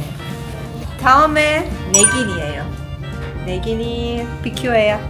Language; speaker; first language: Korean; non-native, learner; Persian